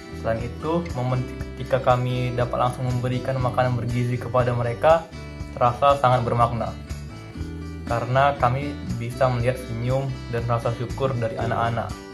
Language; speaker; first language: Indonesian; native; Indonesian